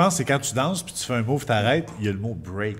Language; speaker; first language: French; native; French